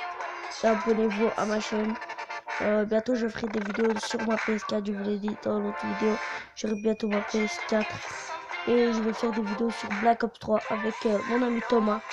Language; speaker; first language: French; native; French